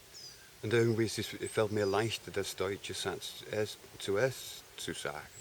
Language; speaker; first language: German; non-native, fluent; English